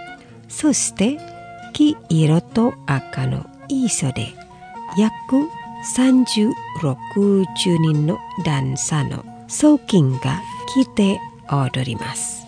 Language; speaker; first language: Japanese; non-native, fluent; Indonesian